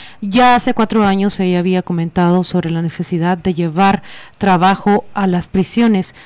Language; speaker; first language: Spanish; native; Spanish